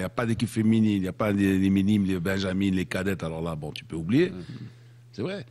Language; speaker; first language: French; non-native, local second language; Arabic